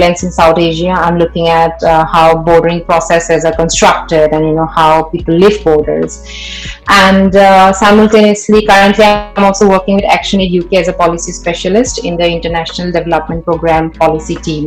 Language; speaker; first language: English; non-native, local second language; Assamese